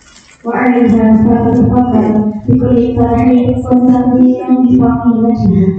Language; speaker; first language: Arabic; non-native, learner; Indonesian